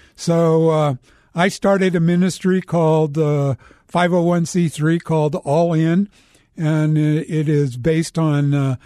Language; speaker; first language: English; native; English